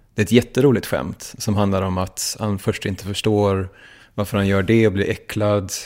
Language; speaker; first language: Swedish; native; Swedish